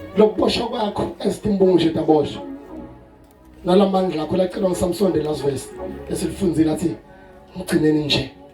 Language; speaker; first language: Zulu; non-native, local second language; Swati